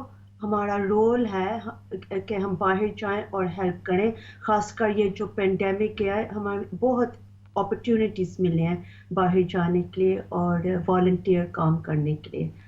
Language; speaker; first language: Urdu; early bilingual, heritage; Urdu